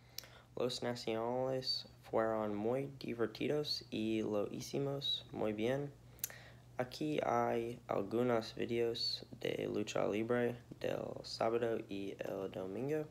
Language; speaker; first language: Spanish; non-native, learner; English